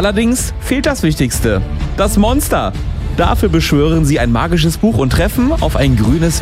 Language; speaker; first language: German; native; German